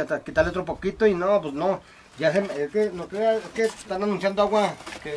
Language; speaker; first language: Spanish; native; Spanish